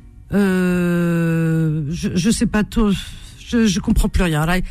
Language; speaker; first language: French; native; French